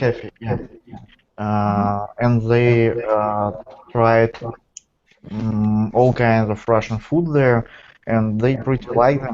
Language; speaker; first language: English; non-native, fluent; Russian